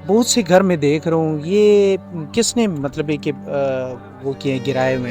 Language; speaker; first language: Urdu; native; Urdu